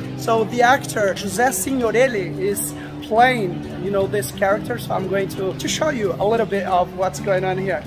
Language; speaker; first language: English; non-native, fluent; Portuguese